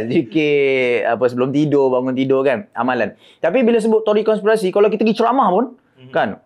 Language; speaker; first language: Malay; native; Malay